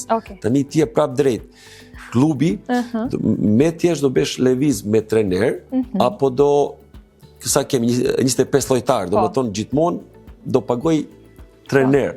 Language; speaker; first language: Albanian; non-native, learner; Serbian